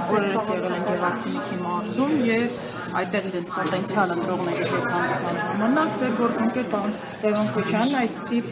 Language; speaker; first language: Armenian; native; Armenian